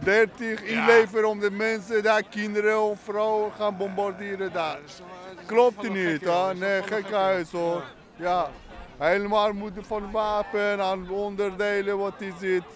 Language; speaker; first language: Dutch; non-native, learner; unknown